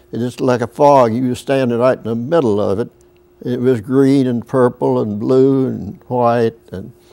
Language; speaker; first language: English; native; English